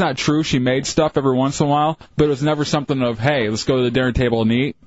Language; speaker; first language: English; native; English